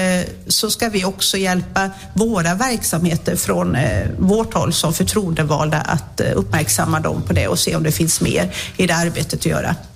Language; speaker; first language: Swedish; native; Swedish